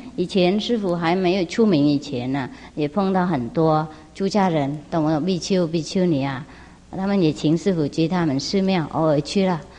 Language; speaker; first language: Chinese; non-native, fluent; Vietnamese